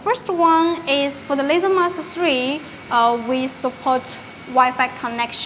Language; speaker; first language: English; non-native, fluent; Chinese